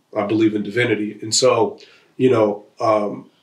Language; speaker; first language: English; native; English